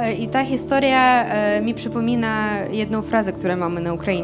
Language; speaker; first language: Polish; non-native, fluent; Russian